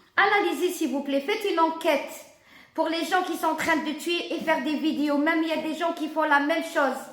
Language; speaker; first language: French; non-native, local second language; Arabic